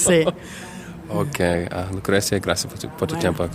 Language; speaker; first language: Spanish; non-native, learner; English